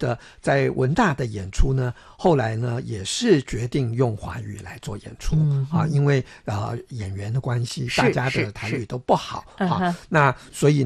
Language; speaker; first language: Chinese; non-native, local second language; Min Nan Chinese